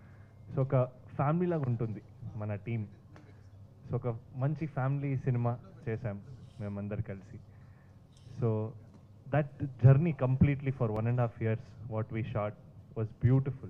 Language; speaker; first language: Telugu; non-native, fluent; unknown